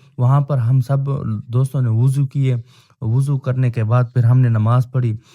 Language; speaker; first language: Urdu; non-native, local second language; Pashto